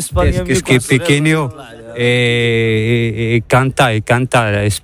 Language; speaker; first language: Spanish; non-native, learner; Arabic